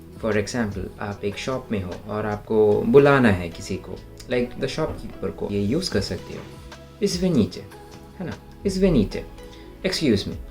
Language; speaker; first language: Hindi; non-native, local second language; Malayalam